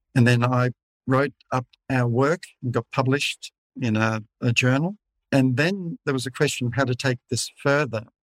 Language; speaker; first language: English; native; English